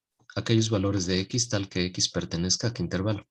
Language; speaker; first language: Spanish; native; Spanish